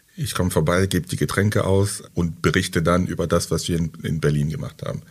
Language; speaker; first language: German; early bilingual, other home language; French